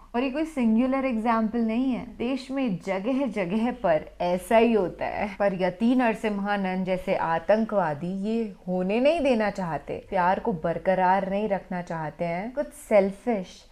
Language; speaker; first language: Hindi; native; Hindi